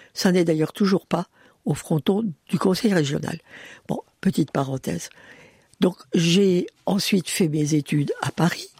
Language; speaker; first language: French; early bilingual, other home language; Hungarian